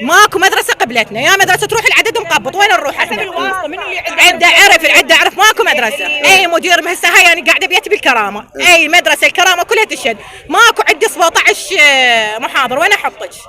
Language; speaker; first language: Arabic; native; Arabic